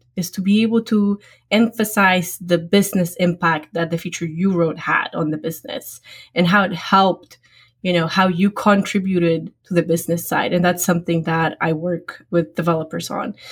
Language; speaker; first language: English; non-native, fluent; Polish